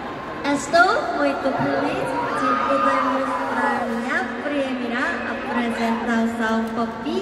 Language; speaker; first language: Portuguese; non-native, learner; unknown